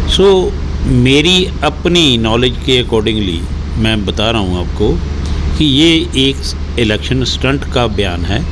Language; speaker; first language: Hindi; non-native, local second language; Punjabi